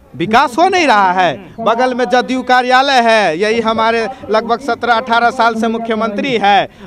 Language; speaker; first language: Hindi; native; Hindi